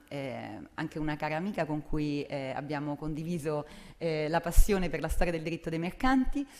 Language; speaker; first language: Italian; native; Italian